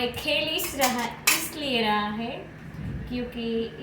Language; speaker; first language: Hindi; non-native, local second language; Gujarati